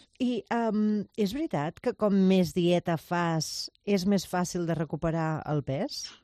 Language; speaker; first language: Catalan; non-native, local second language; Spanish